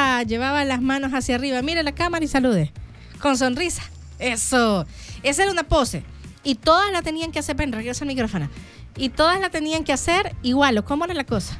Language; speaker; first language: Spanish; native; Spanish